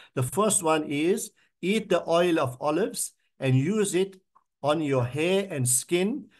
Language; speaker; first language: English; native; English